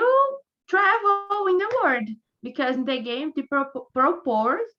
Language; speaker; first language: English; non-native, learner; Portuguese